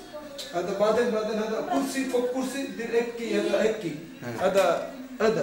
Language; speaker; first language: Arabic; non-native, learner; Bangla